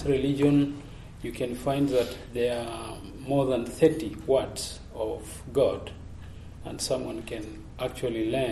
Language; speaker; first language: English; non-native, local second language; Masai